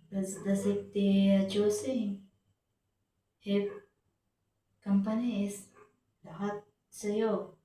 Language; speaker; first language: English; non-native, local second language; Filipino